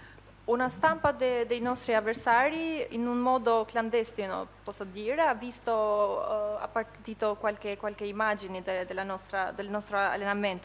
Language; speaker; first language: Italian; non-native, fluent; Albanian